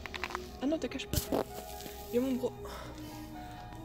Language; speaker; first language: French; native; French